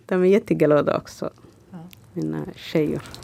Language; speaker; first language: Swedish; non-native, learner; Somali